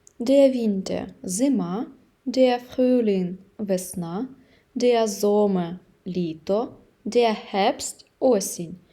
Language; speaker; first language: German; non-native, fluent; Ukrainian